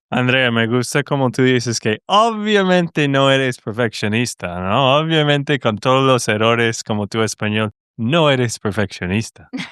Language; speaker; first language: Spanish; non-native, fluent; English